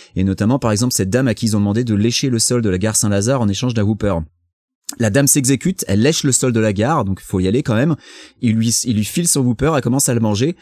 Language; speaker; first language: French; native; French